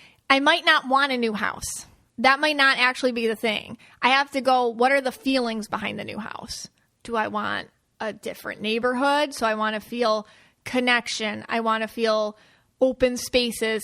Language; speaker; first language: English; native; English